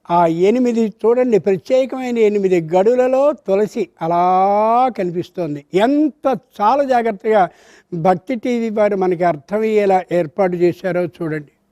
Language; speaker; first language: Telugu; native; Telugu